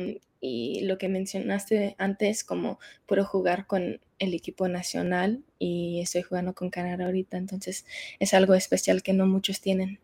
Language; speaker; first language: Spanish; early bilingual, heritage; Spanish